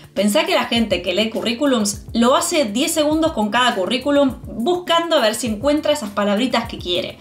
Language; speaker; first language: Spanish; native; Spanish